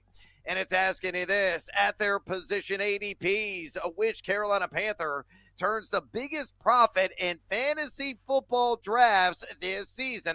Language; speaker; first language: English; native; English